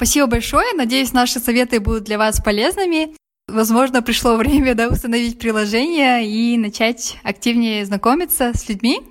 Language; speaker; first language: Russian; native; Russian